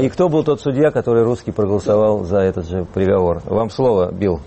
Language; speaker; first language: Russian; native; Russian